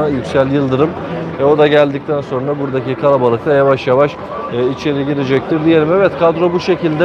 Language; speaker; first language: Turkish; native; Turkish